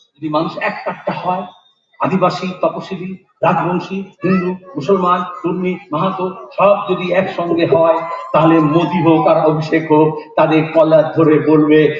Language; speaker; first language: Bangla; native; Bangla